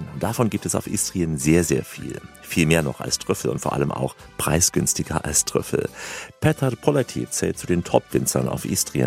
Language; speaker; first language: German; native; German